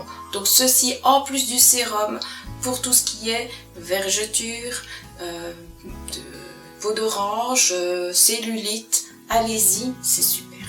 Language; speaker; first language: French; native; French